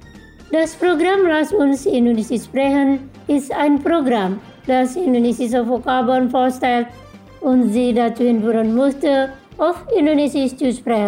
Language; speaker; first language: German; non-native, learner; Indonesian